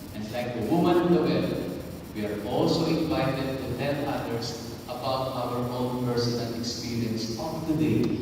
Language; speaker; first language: English; non-native, local second language; Filipino